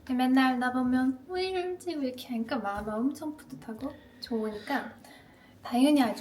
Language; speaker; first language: Korean; non-native, learner; Turkish